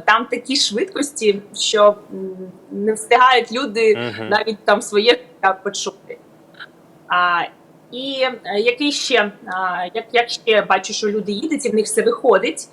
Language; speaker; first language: Ukrainian; native; Ukrainian